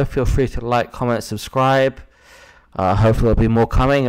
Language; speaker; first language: English; native; English